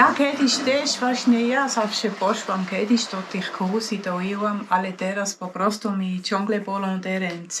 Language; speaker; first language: Polish; non-native, fluent; Swiss German